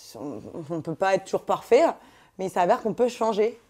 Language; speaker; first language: French; native; French